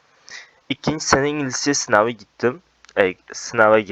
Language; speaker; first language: Turkish; non-native, fluent; Uzbek